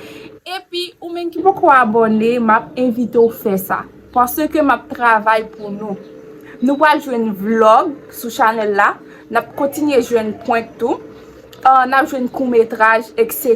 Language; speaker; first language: French; non-native, local second language; Haitian Creole